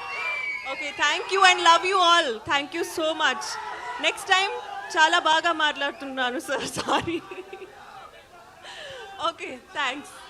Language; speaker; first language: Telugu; non-native, learner; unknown